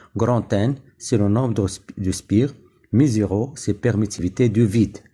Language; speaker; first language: French; non-native, local second language; Arabic